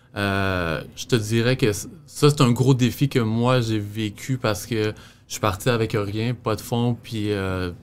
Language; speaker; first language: French; native; French